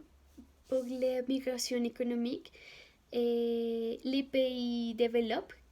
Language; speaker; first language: French; non-native, learner; Spanish